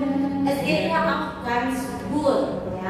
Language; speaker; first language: German; non-native, fluent; Indonesian